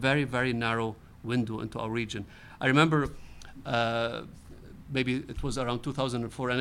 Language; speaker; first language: English; non-native, fluent; Arabic